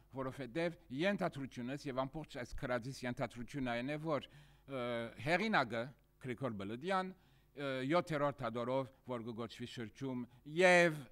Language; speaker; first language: Armenian; early bilingual, heritage; Armenian